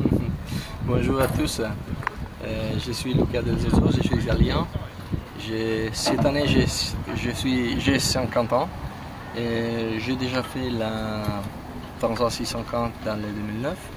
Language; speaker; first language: French; non-native, fluent; Italian